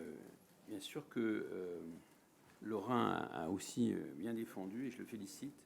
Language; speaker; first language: French; native; French